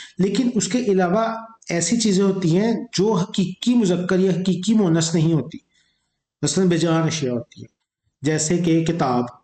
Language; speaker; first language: Urdu; native; Urdu